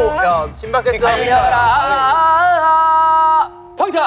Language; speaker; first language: Korean; native; Korean